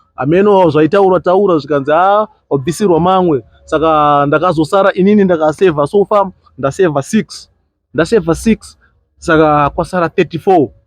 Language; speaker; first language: Shona; non-native, local second language; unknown